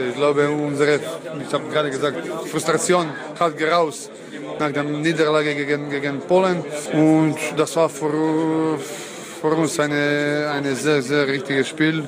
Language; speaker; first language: German; non-native, learner; Croatian